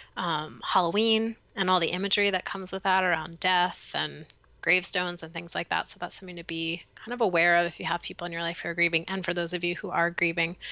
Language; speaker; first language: English; native; English